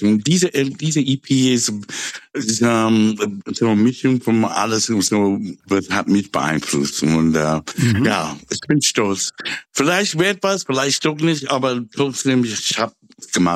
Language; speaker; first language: German; non-native, fluent; English